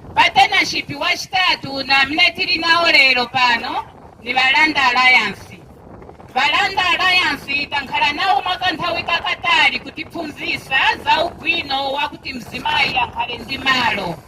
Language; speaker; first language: Nyanja; non-native, local second language; Tumbuka